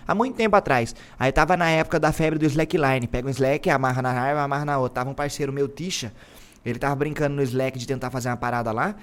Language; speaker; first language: Portuguese; native; Portuguese